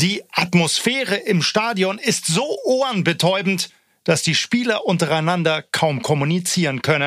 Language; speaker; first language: German; native; German